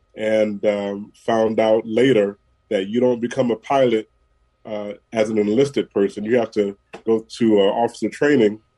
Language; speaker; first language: English; native; English